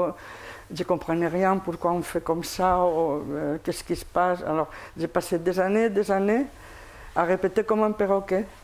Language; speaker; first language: French; non-native, fluent; Spanish